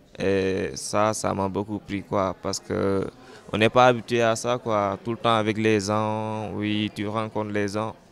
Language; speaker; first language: French; non-native, local second language; Wolof